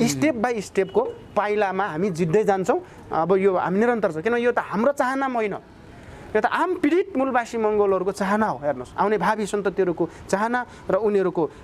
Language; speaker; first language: Nepali; non-native, local second language; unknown